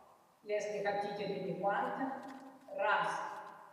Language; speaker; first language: Russian; non-native, fluent; Italian